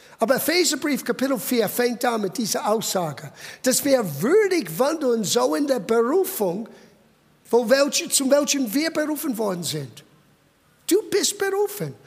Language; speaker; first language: German; non-native, fluent; English